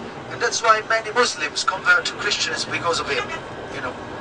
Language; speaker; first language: English; non-native, fluent; Italian